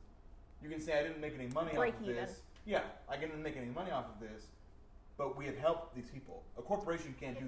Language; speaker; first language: English; native; English